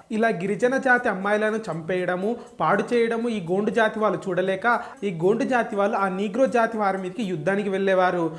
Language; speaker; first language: Telugu; native; Telugu